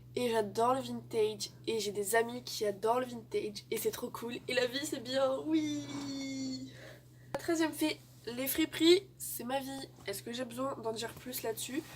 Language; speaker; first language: French; native; French